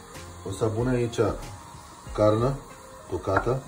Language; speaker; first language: Romanian; non-native, learner; Arabic